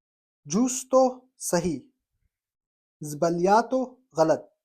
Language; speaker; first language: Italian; non-native, fluent; Urdu